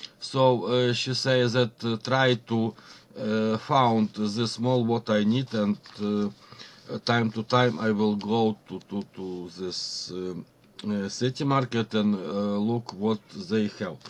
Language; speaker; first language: English; non-native, learner; Ukrainian